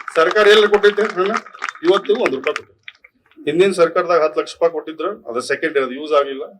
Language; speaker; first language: Kannada; native; Kannada